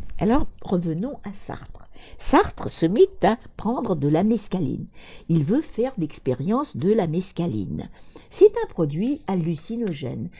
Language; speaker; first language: French; non-native, fluent; Russian